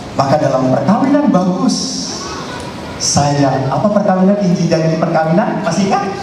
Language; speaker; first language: Indonesian; non-native, local second language; Javanese